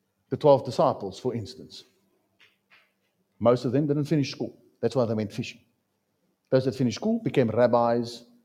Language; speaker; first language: English; non-native, local second language; Afrikaans